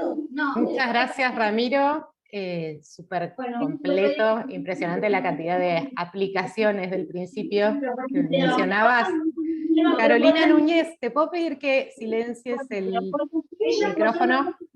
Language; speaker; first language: Spanish; native; Spanish